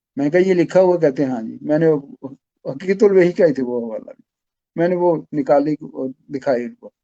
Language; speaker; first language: Urdu; non-native, local second language; Pashto